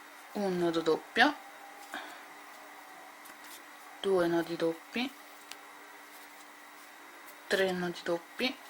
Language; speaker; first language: Italian; native; Italian